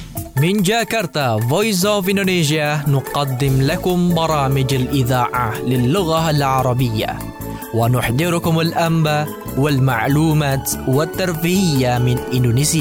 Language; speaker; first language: Arabic; non-native, fluent; Indonesian